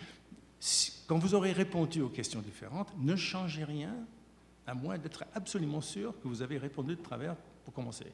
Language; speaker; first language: French; native; French